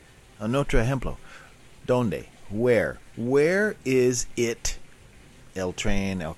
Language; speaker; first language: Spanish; non-native, learner; English